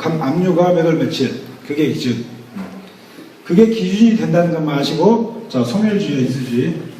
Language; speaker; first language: Korean; native; Korean